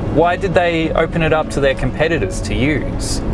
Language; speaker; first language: English; native; English